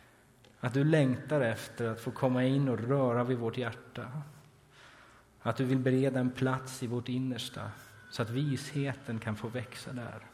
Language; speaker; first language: Swedish; native; Swedish